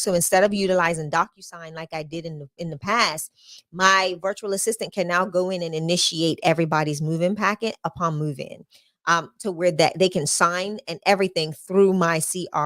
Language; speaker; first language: English; native; English